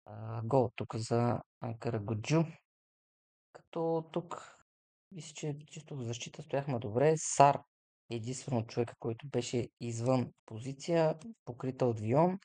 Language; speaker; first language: Bulgarian; native; Bulgarian